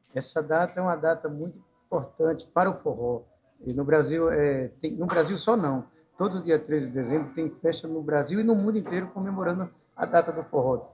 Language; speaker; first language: Portuguese; native; Portuguese